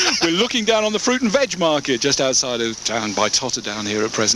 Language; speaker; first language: English; native; English